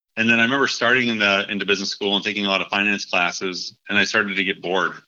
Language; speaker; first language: English; native; English